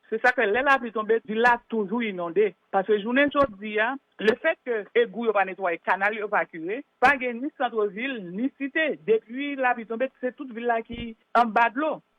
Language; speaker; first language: Haitian Creole; native; Haitian Creole